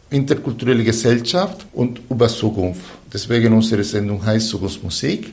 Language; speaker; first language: German; non-native, fluent; Spanish